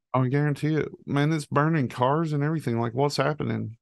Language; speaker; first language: English; native; English